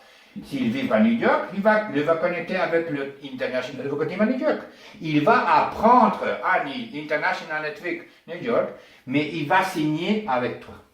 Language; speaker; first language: French; non-native, learner; Spanish